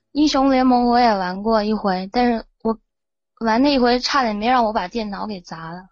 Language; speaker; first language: Chinese; native; Chinese